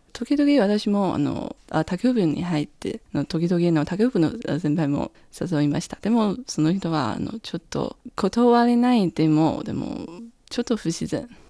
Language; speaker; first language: Japanese; non-native, learner; Chinese